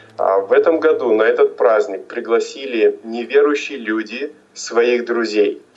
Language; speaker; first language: Russian; native; Russian